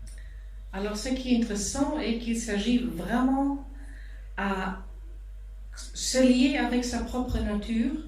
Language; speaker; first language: French; non-native, fluent; German